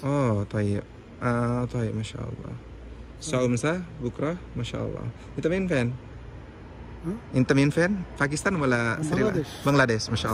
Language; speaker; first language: Arabic; non-native, learner; Indonesian